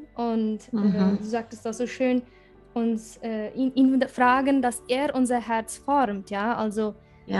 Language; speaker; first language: German; early bilingual, heritage; German